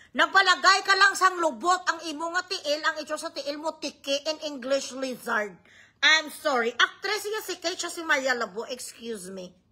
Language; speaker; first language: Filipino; non-native, local second language; Hiligaynon